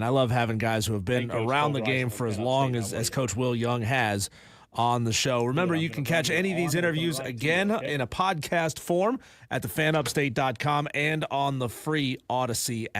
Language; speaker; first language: English; native; English